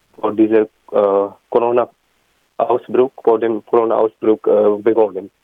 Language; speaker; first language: German; non-native, learner; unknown